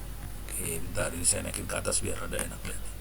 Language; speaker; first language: Indonesian; native; Indonesian